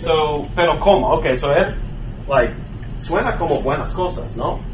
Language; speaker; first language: Spanish; non-native, learner; English